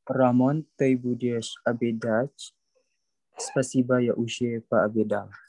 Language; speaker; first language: Russian; non-native, learner; Indonesian